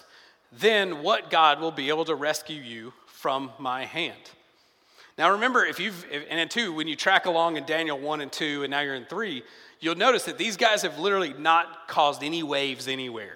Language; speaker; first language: English; native; English